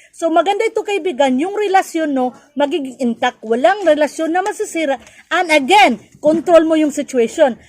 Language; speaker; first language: Filipino; non-native, local second language; Cebuano